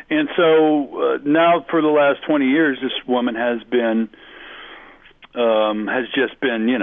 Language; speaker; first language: English; native; English